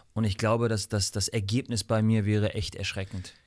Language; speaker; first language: German; non-native, fluent; English